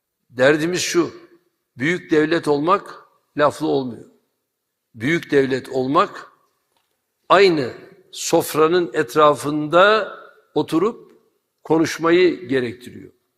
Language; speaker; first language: Turkish; native; Turkish